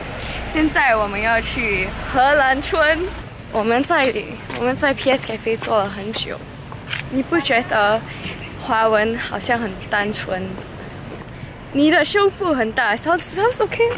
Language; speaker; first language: Chinese; non-native, local second language; English